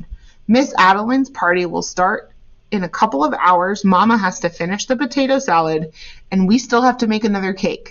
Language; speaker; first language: English; native; English